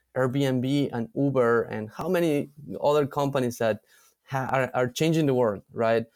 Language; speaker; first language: English; non-native, fluent; Spanish